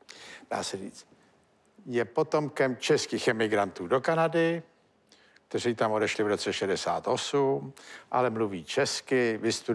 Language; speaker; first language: Czech; native; Czech